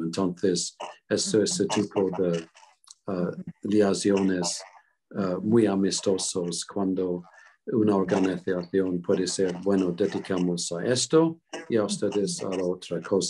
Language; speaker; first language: Spanish; non-native, fluent; English